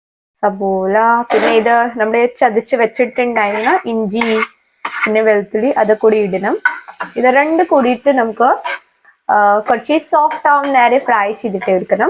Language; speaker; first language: Malayalam; non-native, fluent; Hindi